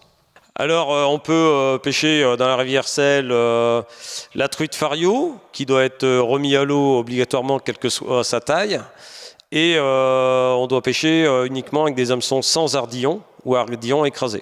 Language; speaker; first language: French; native; French